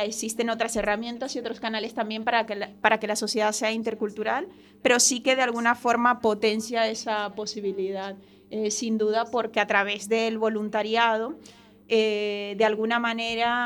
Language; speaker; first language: Spanish; native; Spanish